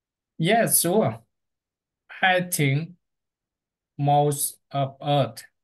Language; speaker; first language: English; non-native, learner; Vietnamese